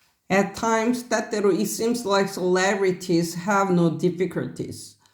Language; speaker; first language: English; non-native, fluent; Korean